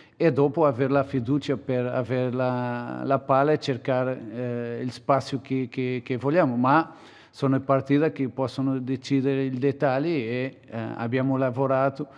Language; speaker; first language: Italian; non-native, fluent; Portuguese